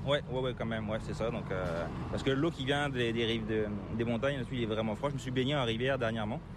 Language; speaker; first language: French; native; French